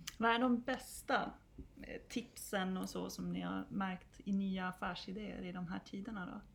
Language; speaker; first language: Swedish; native; Swedish